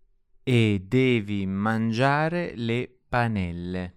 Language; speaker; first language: Italian; non-native, learner; English